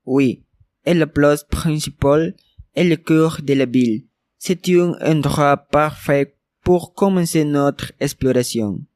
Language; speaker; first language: French; non-native, learner; Spanish